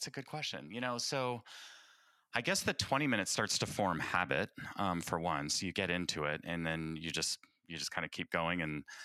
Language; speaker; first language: English; native; English